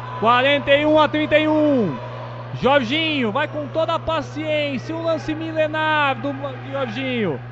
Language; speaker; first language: Portuguese; native; Portuguese